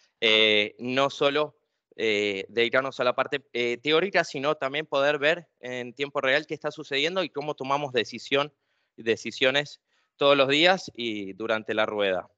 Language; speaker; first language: Spanish; native; Spanish